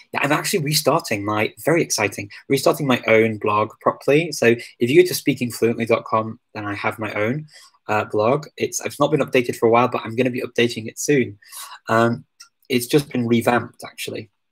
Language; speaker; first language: English; native; English